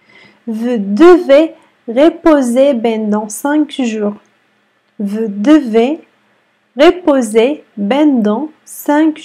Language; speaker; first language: French; non-native, fluent; Arabic